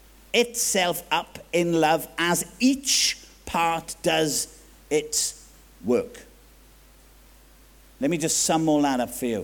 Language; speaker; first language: English; native; English